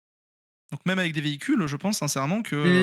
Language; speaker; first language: French; native; French